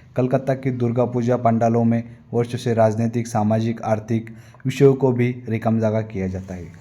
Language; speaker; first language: Hindi; non-native, local second language; Marathi